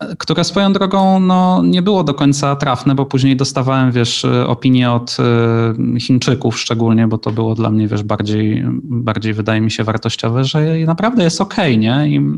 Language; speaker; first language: Polish; native; Polish